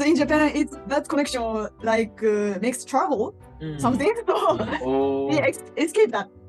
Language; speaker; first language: English; non-native, learner; Japanese